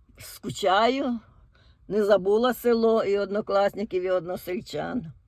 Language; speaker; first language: Ukrainian; native; Ukrainian